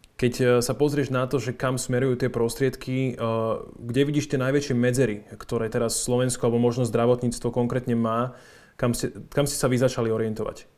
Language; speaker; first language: Slovak; native; Slovak